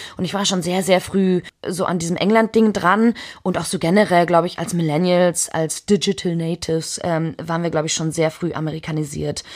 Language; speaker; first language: German; early bilingual, heritage; German